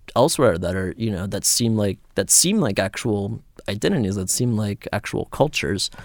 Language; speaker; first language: English; native; English